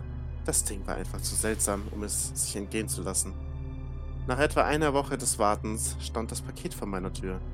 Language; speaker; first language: German; native; German